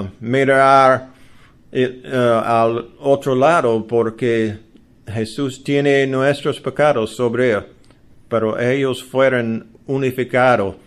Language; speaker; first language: Spanish; non-native, learner; English